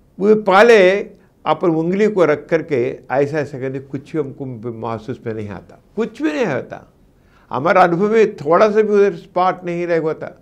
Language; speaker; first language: Hindi; non-native, local second language; Telugu